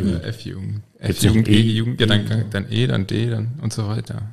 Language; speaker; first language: German; native; German